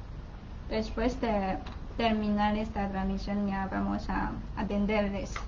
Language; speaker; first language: Spanish; non-native, learner; Chinese